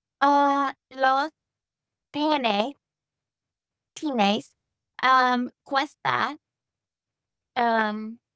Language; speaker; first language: Spanish; non-native, learner; English